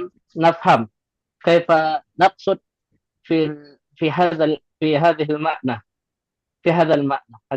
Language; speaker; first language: Arabic; non-native, learner; Indonesian